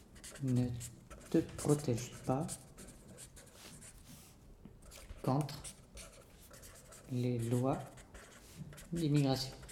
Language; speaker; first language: French; native; French